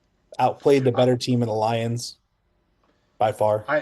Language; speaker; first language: English; native; English